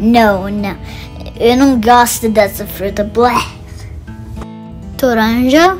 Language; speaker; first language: Portuguese; early bilingual, heritage; Portuguese